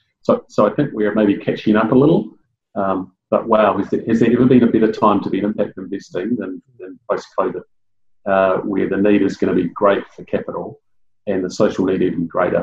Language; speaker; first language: English; native; English